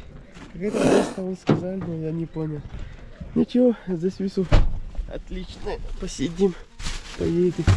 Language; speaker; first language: Russian; non-native, learner; Persian